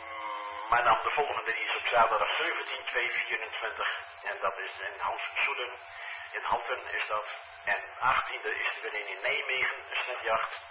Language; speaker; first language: Dutch; native; Dutch